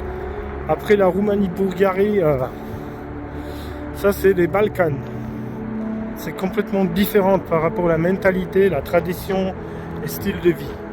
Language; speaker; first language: French; non-native, fluent; Polish